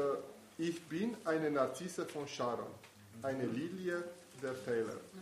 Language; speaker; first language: German; non-native, fluent; Italian